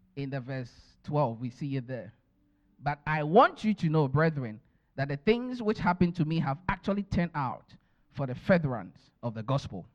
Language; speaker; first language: English; non-native, local second language; Akan